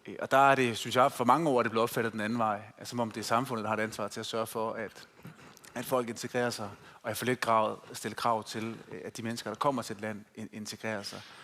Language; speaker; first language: Danish; native; Danish